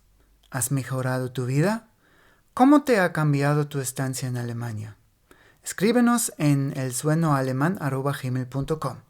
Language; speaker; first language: Spanish; non-native, fluent; German